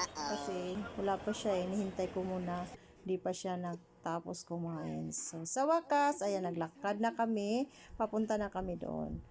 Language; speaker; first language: Filipino; non-native, local second language; Cebuano